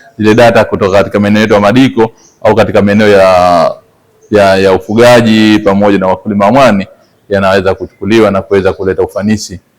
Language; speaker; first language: Swahili; native; Swahili